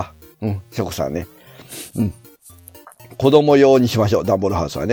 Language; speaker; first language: Japanese; native; Japanese